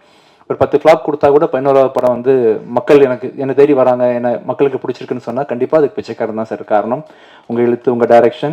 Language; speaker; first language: Tamil; native; Tamil